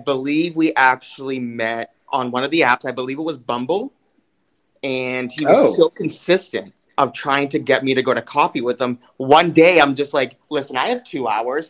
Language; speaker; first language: English; native; English